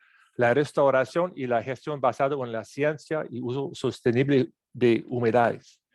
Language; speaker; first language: Spanish; non-native, fluent; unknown